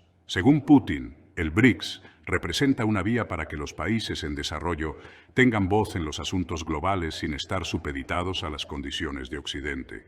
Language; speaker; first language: Spanish; native; Spanish